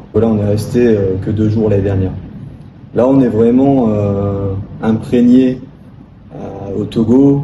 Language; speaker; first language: French; native; French